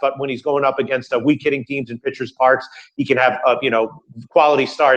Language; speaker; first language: English; native; English